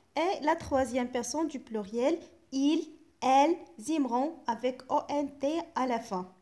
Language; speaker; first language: French; non-native, local second language; Arabic